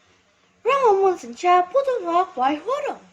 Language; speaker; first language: Chinese; non-native, learner; Indonesian